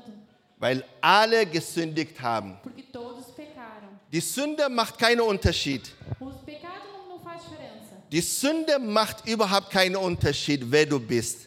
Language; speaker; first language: German; non-native, learner; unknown